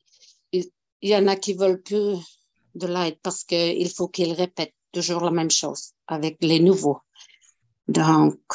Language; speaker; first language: French; non-native, local second language; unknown